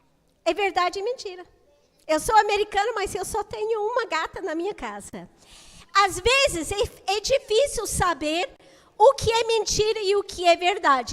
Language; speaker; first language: Portuguese; non-native, fluent; English